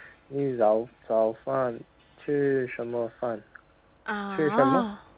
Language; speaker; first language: Chinese; non-native, learner; Korean